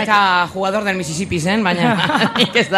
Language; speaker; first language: Basque; non-native, local second language; Spanish